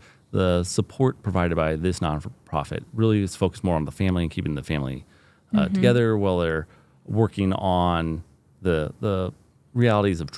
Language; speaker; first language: English; native; English